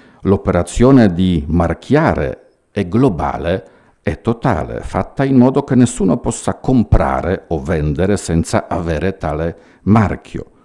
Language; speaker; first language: Italian; non-native, fluent; Polish